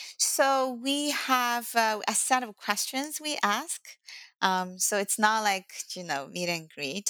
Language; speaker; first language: English; non-native, fluent; Chinese